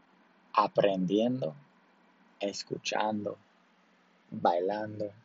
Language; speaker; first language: Spanish; early bilingual, heritage; Spanish